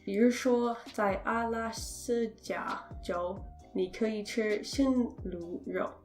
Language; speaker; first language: Chinese; non-native, learner; English